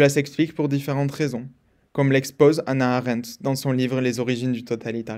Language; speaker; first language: French; native; French